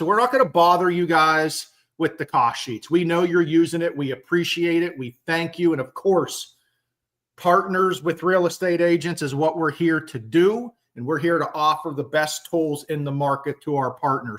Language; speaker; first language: English; native; English